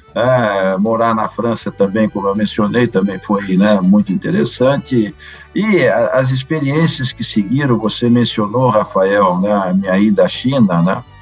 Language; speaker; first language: Portuguese; native; Portuguese